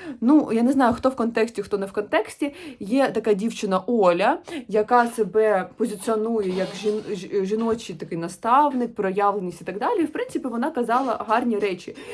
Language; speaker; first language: Ukrainian; non-native, local second language; Russian